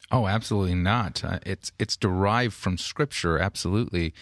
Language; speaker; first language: English; native; English